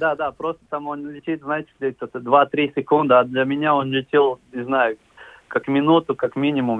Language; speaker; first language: Russian; non-native, local second language; Latvian